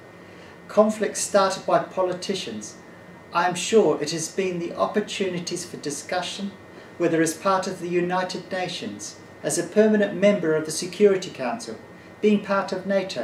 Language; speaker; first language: English; native; English